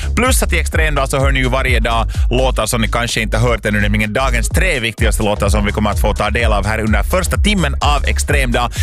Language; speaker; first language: Swedish; native; Swedish